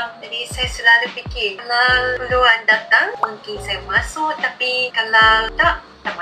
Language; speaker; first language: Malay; non-native, fluent; Japanese